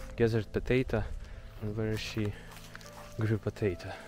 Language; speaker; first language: English; non-native, fluent; Ukrainian